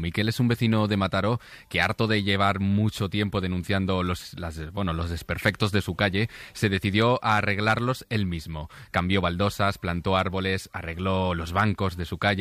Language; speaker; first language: Spanish; native; Spanish